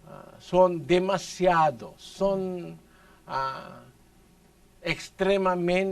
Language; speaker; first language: Spanish; non-native, learner; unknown